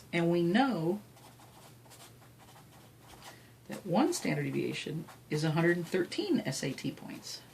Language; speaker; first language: English; native; English